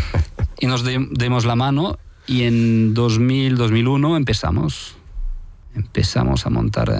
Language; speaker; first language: Spanish; non-native, fluent; French